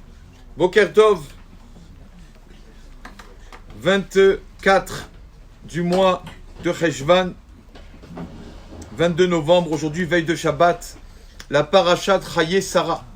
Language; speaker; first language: French; native; French